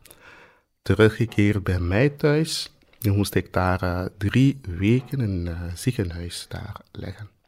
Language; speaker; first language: Dutch; non-native, fluent; Swahili